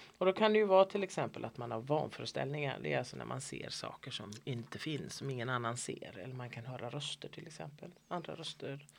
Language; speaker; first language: Swedish; native; Swedish